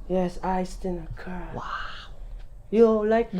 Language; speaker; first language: English; non-native, learner; Filipino